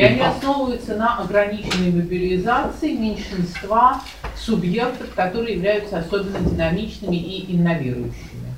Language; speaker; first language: Russian; native; Russian